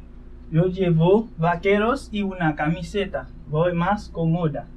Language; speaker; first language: Spanish; non-native, fluent; Haitian Creole